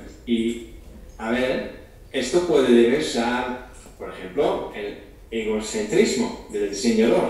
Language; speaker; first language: Spanish; non-native, fluent; Dutch